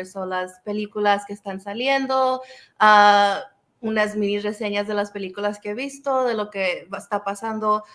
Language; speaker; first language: Spanish; early bilingual, heritage; Spanish